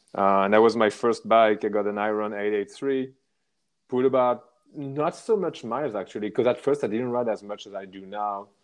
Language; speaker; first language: English; non-native, fluent; French